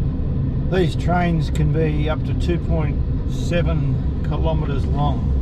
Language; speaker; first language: English; native; English